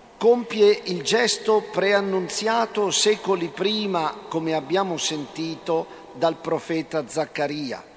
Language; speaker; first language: Italian; native; Italian